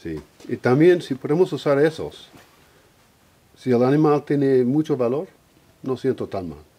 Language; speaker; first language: Spanish; non-native, learner; English